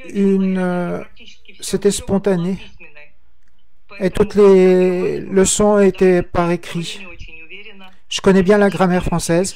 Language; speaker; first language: French; non-native, fluent; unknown